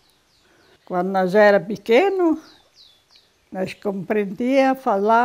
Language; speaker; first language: Portuguese; non-native, local second language; German